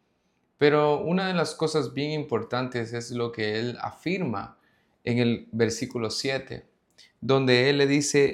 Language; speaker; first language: Spanish; native; Spanish